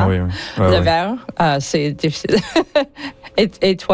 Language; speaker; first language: French; non-native, learner; English